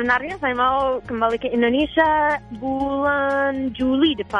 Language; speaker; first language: Indonesian; non-native, fluent; English